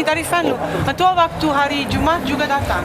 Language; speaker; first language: Indonesian; early bilingual, heritage; Indonesian